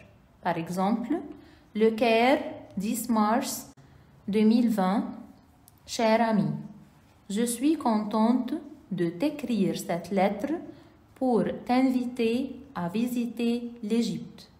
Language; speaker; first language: French; non-native, fluent; Arabic